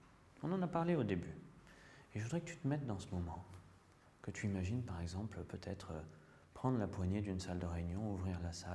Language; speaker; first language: French; native; French